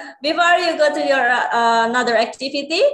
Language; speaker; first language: English; non-native, learner; Indonesian